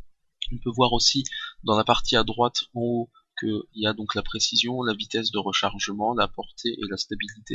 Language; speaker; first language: French; native; French